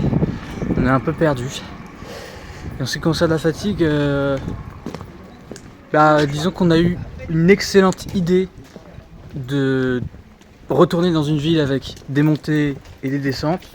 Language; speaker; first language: French; native; French